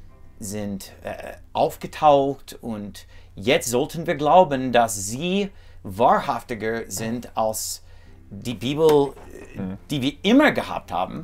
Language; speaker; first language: German; non-native, fluent; English